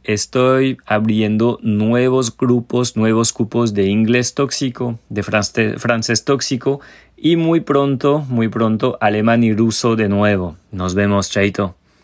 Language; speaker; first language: Spanish; non-native, fluent; French